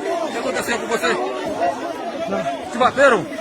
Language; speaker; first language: Portuguese; non-native, learner; Haitian Creole